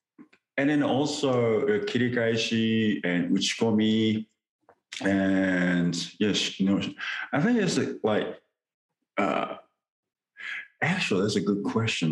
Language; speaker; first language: English; non-native, fluent; Japanese